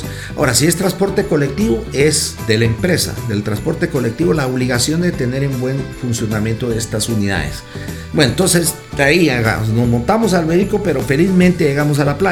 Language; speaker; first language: Spanish; native; Spanish